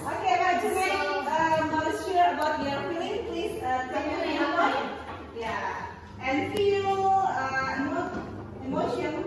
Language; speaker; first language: English; non-native, fluent; Indonesian